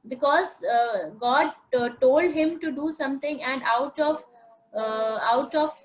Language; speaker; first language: English; non-native, local second language; Hindi